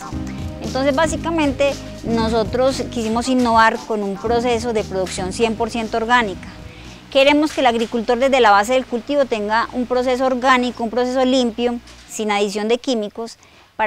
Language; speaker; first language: Spanish; native; Spanish